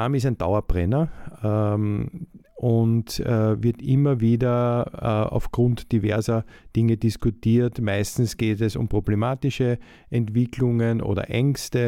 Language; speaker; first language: German; native; German